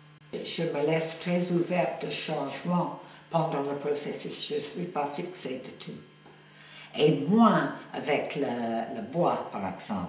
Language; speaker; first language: French; non-native, fluent; English